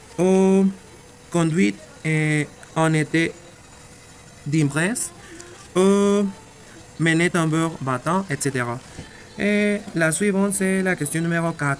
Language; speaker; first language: French; non-native, learner; Spanish